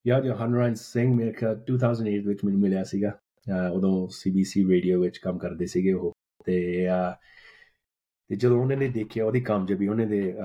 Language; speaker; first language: Punjabi; early bilingual, heritage; Punjabi